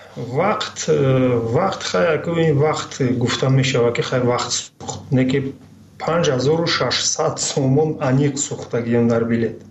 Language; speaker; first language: Tajik; native; Tajik